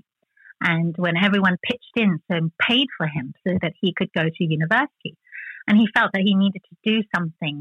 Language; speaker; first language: English; early bilingual, other home language; Chinese